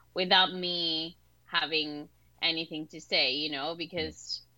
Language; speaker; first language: English; early bilingual, other home language; Spanish